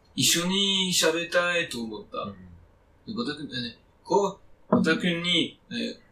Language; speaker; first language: Japanese; non-native, fluent; French